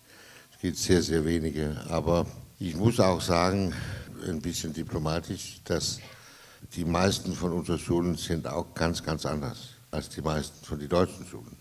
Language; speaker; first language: German; non-native, fluent; Danish